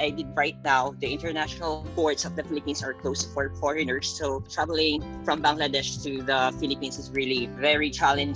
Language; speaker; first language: English; non-native, local second language; Filipino